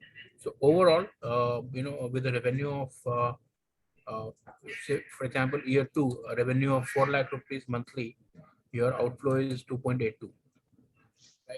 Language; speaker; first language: English; non-native, local second language; Hindi